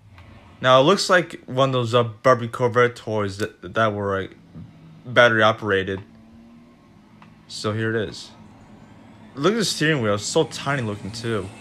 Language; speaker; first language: English; native; English